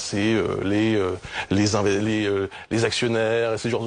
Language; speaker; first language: French; native; French